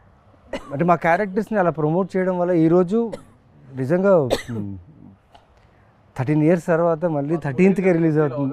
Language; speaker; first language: Telugu; native; Telugu